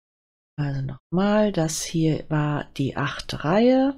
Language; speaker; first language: German; native; German